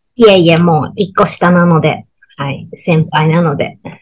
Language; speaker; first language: Japanese; native; Japanese